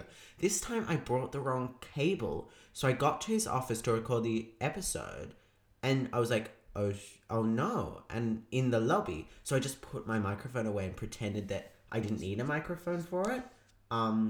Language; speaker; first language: English; native; English